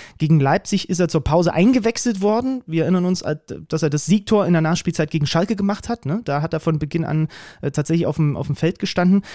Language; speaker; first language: German; native; German